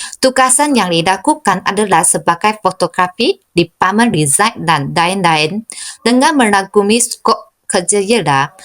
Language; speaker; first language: Malay; non-native, local second language; Chinese